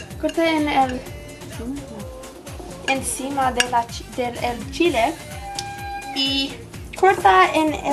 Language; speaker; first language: Spanish; non-native, learner; English